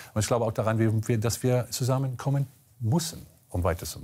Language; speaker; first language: German; non-native, fluent; English